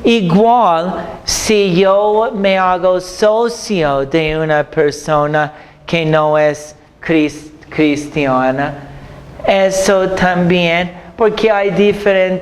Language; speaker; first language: Spanish; non-native, fluent; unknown